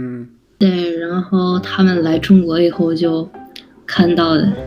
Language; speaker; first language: Chinese; non-native, learner; Vietnamese